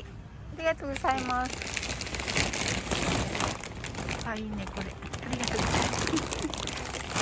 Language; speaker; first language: Japanese; non-native, learner; Filipino